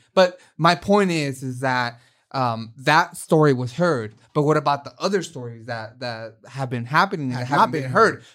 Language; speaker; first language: English; native; English